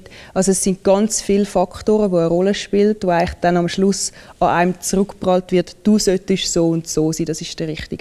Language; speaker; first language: German; early bilingual, other home language; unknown